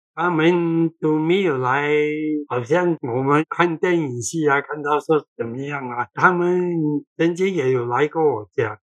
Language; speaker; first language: Chinese; non-native, local second language; Cantonese